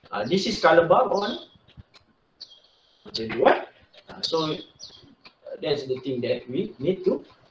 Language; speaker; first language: English; non-native, local second language; Malay